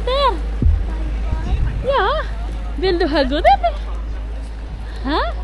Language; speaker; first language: Swedish; non-native, learner; Filipino